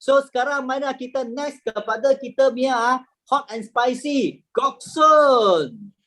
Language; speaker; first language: Malay; native; Malay